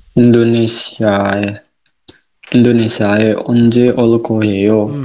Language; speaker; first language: Korean; non-native, learner; Indonesian